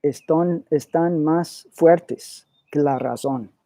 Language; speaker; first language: Spanish; early bilingual, other home language; English